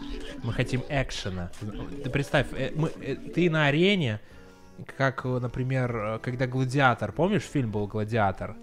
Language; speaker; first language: Russian; native; Russian